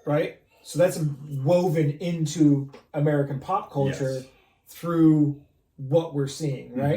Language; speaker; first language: English; native; English